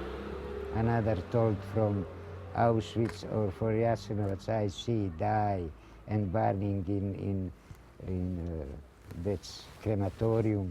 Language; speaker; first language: English; non-native, learner; Ladino